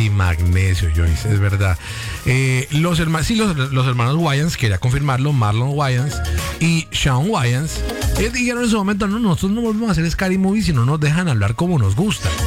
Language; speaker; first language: Spanish; native; Spanish